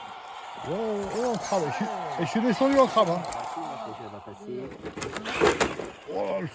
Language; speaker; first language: French; native; French